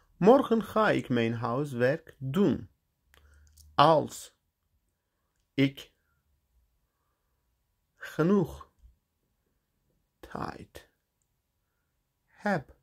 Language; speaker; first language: Dutch; non-native, learner; Turkish